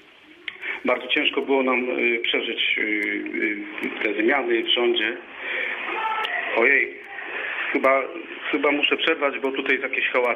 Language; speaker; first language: Polish; native; Polish